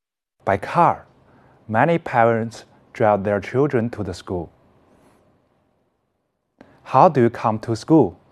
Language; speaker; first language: English; non-native, fluent; Chinese